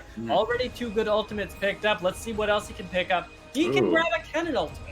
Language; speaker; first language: English; native; English